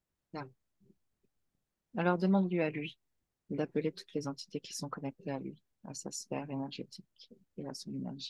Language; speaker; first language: French; native; French